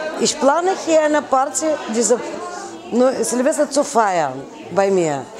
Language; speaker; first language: German; non-native, fluent; Russian